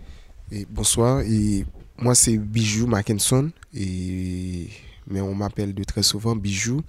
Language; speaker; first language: French; non-native, local second language; Haitian Creole